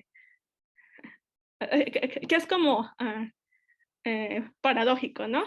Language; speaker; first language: Spanish; native; Spanish